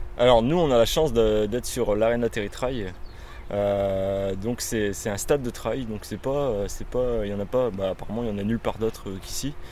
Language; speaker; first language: French; native; French